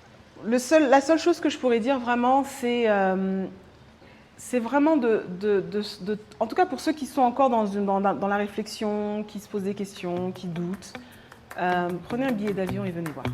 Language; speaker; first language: French; early bilingual, other home language; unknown